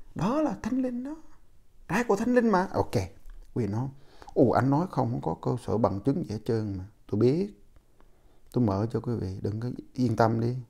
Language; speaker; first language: Vietnamese; non-native, local second language; Jarai